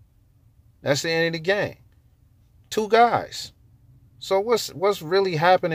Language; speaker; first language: English; native; English